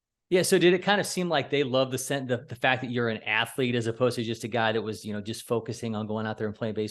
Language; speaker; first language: English; native; English